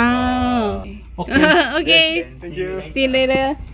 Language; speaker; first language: English; non-native, learner; Korean